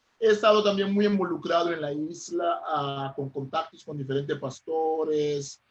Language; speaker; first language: Spanish; non-native, fluent; Papiamento